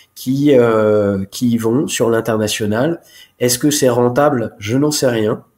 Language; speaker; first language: French; native; French